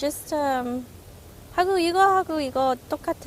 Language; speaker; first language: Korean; early bilingual, heritage; English